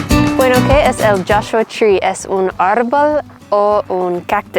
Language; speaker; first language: Spanish; non-native, learner; English